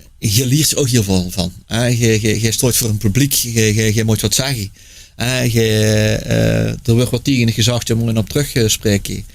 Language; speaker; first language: Dutch; native; Dutch